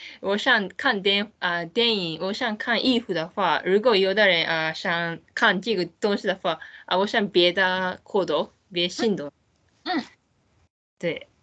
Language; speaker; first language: Chinese; non-native, learner; Japanese